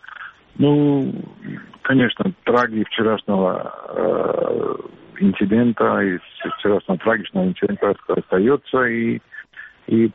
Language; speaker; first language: Russian; non-native, learner; Macedonian